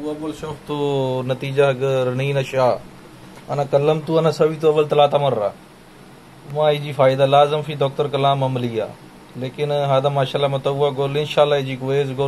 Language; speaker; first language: Arabic; non-native, learner; Urdu